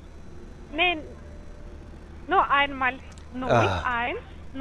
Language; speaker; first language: German; non-native, learner; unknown